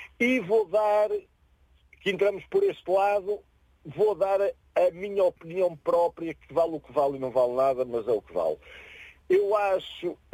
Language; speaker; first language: Portuguese; native; Portuguese